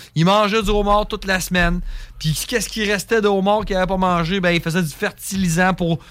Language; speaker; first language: French; native; French